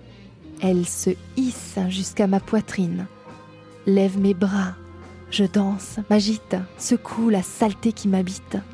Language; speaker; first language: French; native; French